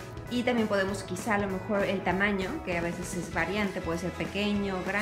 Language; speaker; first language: Spanish; native; Spanish